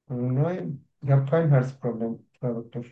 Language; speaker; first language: German; non-native, learner; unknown